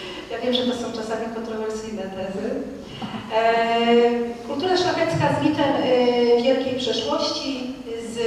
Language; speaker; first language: Polish; native; Polish